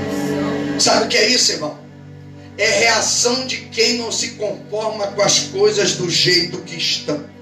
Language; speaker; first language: Portuguese; native; Portuguese